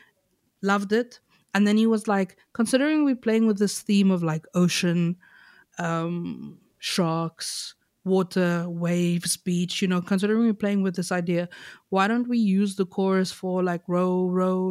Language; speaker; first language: English; native; English